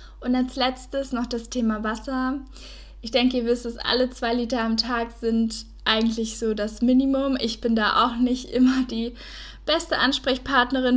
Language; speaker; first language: German; native; German